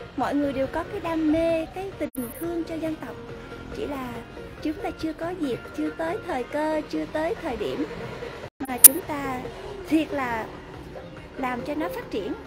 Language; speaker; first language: Vietnamese; early bilingual, heritage; Vietnamese